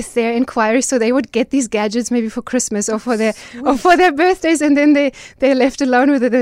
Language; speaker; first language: English; non-native, fluent; German